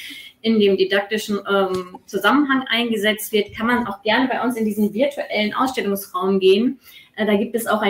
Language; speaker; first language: German; native; German